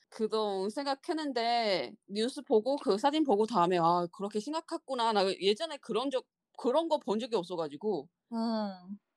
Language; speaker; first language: Korean; non-native, fluent; Chinese